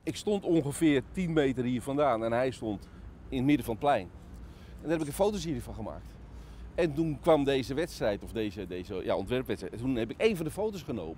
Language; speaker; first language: Dutch; native; Dutch